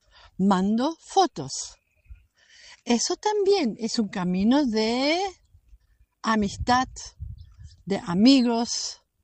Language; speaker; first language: Spanish; non-native, fluent; German